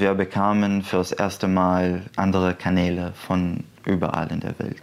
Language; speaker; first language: German; non-native, fluent; Arabic